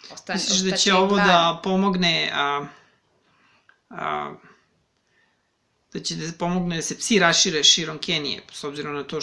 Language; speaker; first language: Serbian; native; Serbian